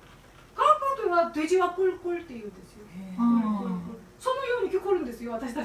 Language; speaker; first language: Japanese; non-native, fluent; Korean